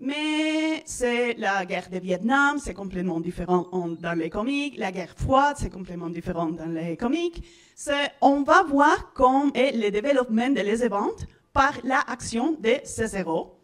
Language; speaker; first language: French; non-native, learner; Spanish